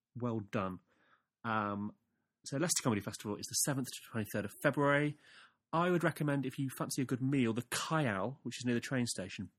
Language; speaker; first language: English; native; English